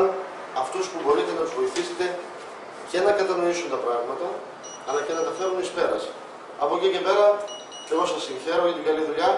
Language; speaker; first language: Greek; native; Greek